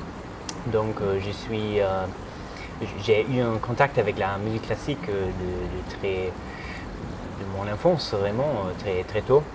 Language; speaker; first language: French; non-native, fluent; German